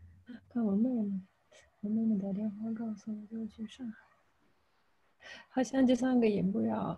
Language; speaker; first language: Chinese; non-native, fluent; Russian